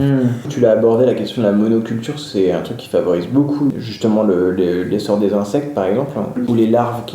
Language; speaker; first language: French; native; French